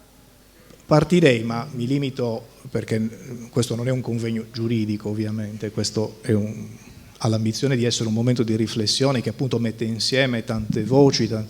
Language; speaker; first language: Italian; native; Italian